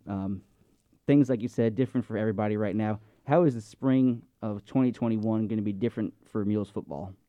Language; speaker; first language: English; native; English